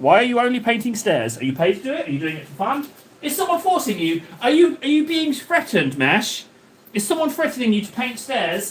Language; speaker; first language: English; native; English